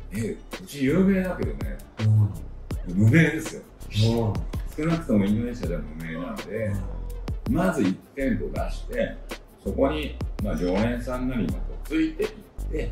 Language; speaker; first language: Japanese; native; Japanese